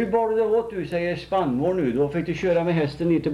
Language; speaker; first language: Swedish; native; Swedish